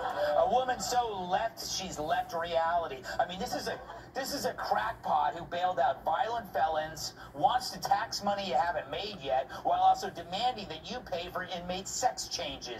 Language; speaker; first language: English; native; English